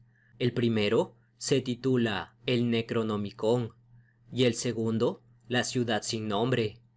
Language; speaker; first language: Spanish; native; Spanish